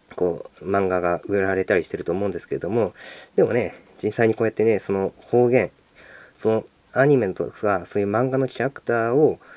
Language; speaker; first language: Japanese; native; Japanese